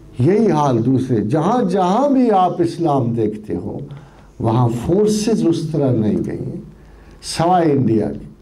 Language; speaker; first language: Urdu; non-native, local second language; Punjabi